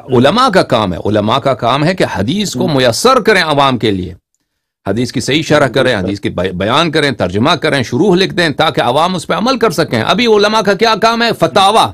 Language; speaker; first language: Urdu; native; Urdu